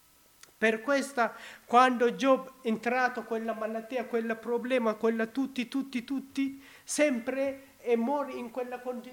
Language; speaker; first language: Italian; non-native, learner; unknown